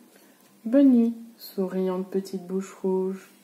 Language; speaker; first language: French; native; French